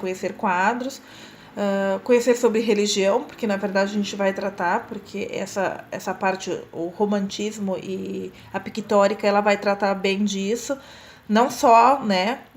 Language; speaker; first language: Portuguese; native; Portuguese